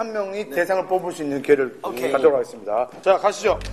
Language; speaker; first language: Korean; native; Korean